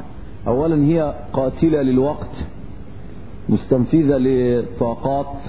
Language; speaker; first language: Arabic; native; Arabic